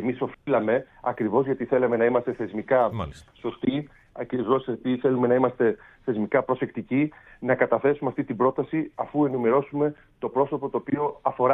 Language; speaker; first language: Greek; native; Greek